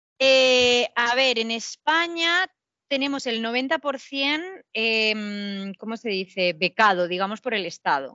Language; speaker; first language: Spanish; native; Spanish